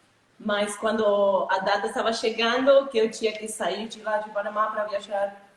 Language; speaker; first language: Portuguese; non-native, fluent; Spanish